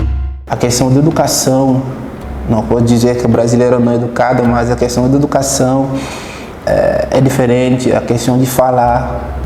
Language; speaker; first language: Portuguese; non-native, fluent; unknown